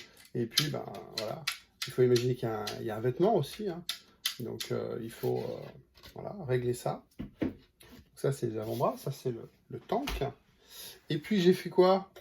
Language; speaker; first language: French; native; French